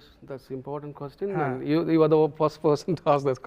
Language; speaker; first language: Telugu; non-native, learner; Tamil